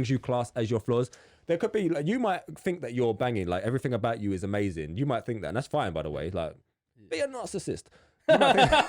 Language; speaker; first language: English; native; English